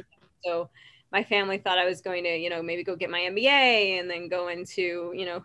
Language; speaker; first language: English; native; English